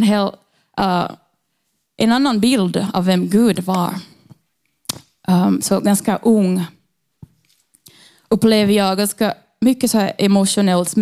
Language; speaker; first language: Swedish; non-native, fluent; Portuguese